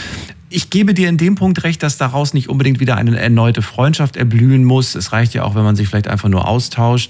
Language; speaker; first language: German; native; German